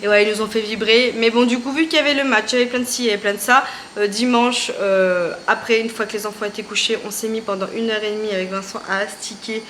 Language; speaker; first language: French; native; French